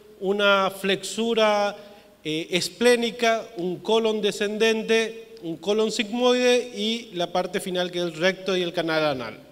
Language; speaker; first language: Spanish; native; Spanish